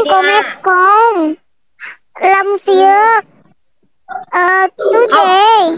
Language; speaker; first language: Vietnamese; non-native, learner; Indonesian